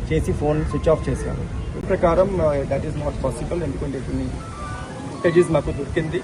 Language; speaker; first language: Telugu; non-native, learner; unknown